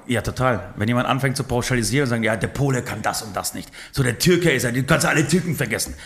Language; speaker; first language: German; early bilingual, other home language; Polish